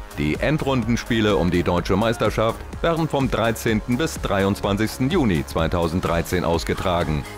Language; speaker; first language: German; native; German